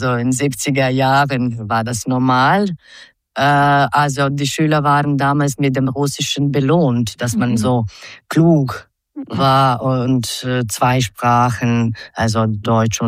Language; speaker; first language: German; non-native, fluent; Croatian